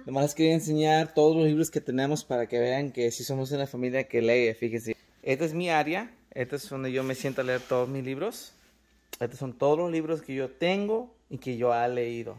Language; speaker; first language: Spanish; early bilingual, heritage; Spanish